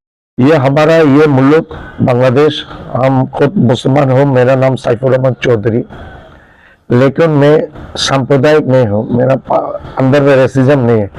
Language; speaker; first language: Hindi; non-native, learner; Bangla